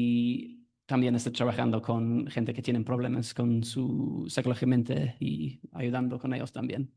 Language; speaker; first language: Spanish; non-native, fluent; English